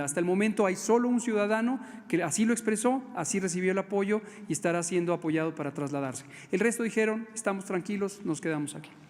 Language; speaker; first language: Spanish; native; Spanish